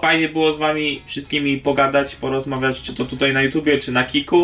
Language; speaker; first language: Polish; native; Polish